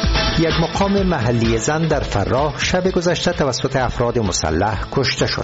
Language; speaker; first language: Persian; native; Persian